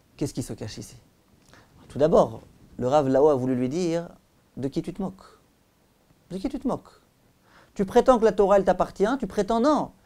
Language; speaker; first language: French; native; French